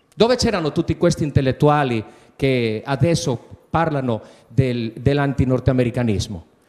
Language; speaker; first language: Italian; early bilingual, heritage; Spanish